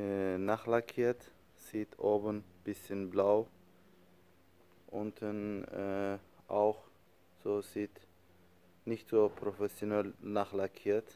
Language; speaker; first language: German; non-native, learner; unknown